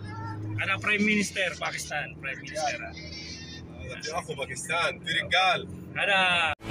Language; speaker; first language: Arabic; non-native, learner; Filipino